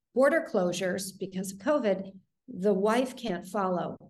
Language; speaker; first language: English; native; English